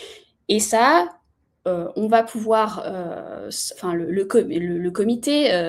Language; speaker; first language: French; native; French